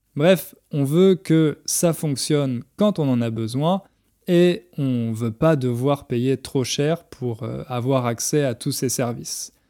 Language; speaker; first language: French; native; French